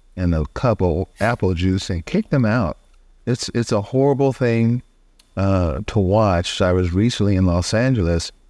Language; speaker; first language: English; native; English